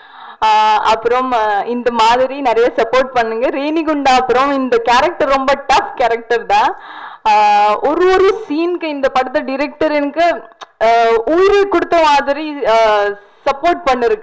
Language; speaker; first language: Tamil; non-native, learner; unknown